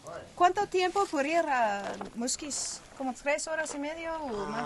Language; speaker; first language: Spanish; non-native, learner; English